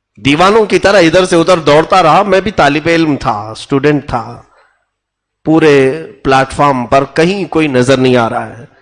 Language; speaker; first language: Urdu; native; Urdu